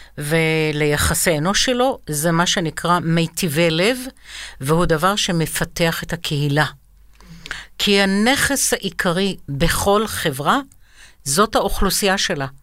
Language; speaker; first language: Hebrew; non-native, fluent; Arabic